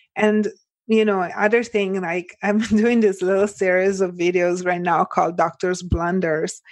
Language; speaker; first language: English; early bilingual, other home language; Italian